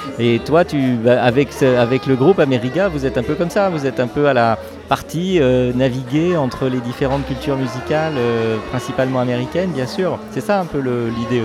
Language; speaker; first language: French; native; French